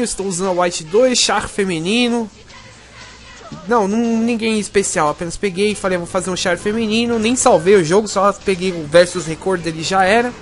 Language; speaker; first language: Portuguese; native; Portuguese